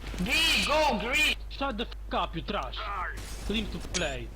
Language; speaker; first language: English; non-native, learner; Polish